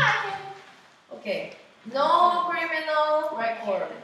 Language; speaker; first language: English; non-native, learner; Korean